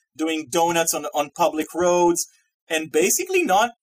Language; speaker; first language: English; non-native, fluent; Hebrew